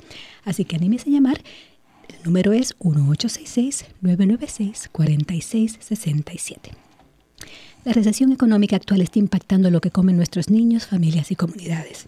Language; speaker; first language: Spanish; native; Spanish